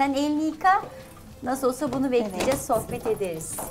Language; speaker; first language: Turkish; native; Turkish